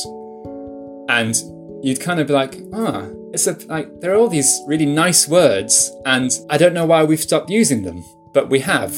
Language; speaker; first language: English; non-native, local second language; Welsh